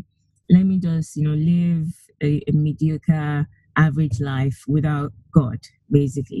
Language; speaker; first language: English; non-native, local second language; Yoruba